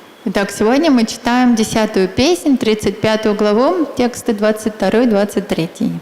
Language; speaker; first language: Russian; native; Russian